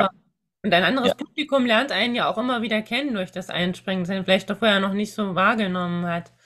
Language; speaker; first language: German; native; German